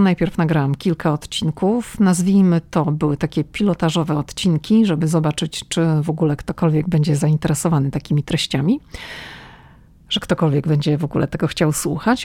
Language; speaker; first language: Polish; native; Polish